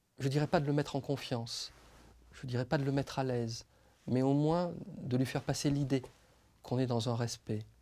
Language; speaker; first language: French; native; French